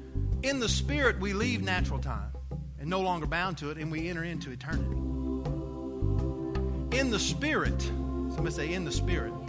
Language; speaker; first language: English; native; English